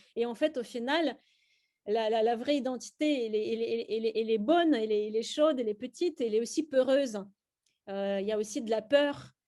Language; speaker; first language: French; non-native, fluent; Russian